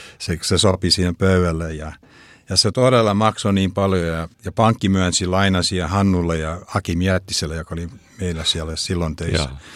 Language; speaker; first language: Finnish; early bilingual, heritage; Finnish